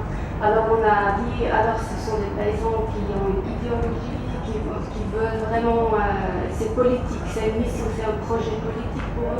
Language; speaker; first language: French; non-native, local second language; German